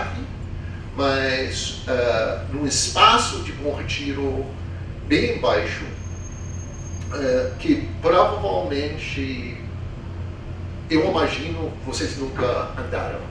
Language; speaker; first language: Portuguese; non-native, fluent; English